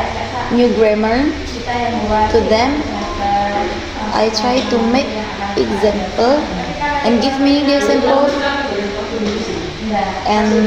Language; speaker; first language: English; non-native, fluent; Indonesian